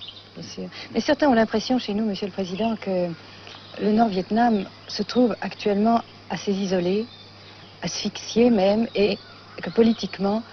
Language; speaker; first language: French; native; French